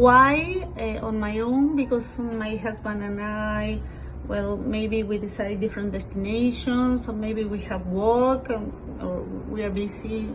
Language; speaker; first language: English; non-native, fluent; Spanish